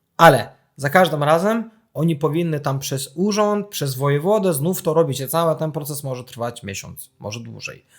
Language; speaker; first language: Polish; non-native, fluent; Azerbaijani